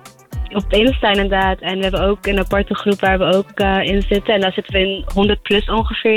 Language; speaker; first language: Dutch; early bilingual, other home language; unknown